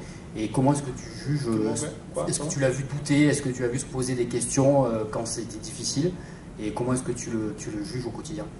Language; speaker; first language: French; native; French